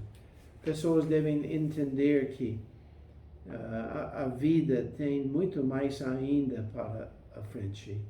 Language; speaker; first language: Portuguese; non-native, fluent; English